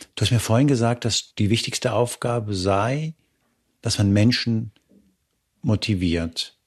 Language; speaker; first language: German; early bilingual, other home language; Spanish